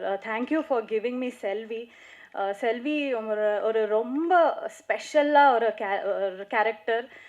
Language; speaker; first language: Tamil; non-native, learner; Kannada